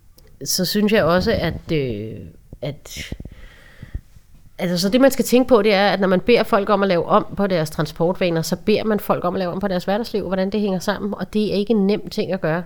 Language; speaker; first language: Danish; native; Danish